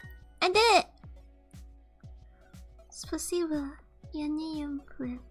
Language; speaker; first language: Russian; non-native, learner; English